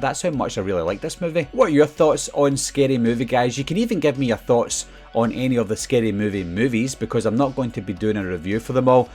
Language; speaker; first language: English; native; English